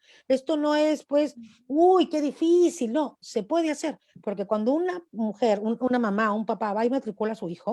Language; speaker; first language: Spanish; native; Spanish